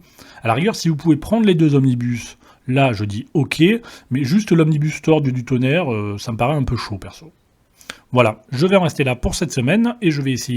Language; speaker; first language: French; native; French